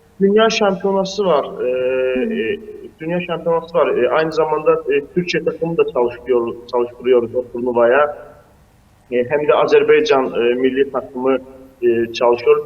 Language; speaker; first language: Turkish; non-native, fluent; Azerbaijani